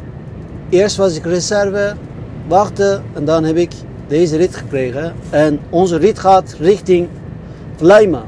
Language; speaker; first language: Dutch; non-native, fluent; Turkish